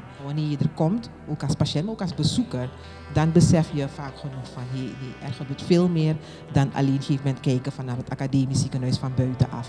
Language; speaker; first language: Dutch; native; Dutch